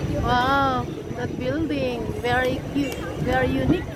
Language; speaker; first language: English; non-native, local second language; Filipino